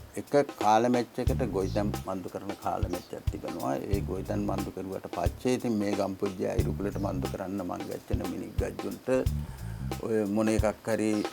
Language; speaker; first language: Sinhala; native; Sinhala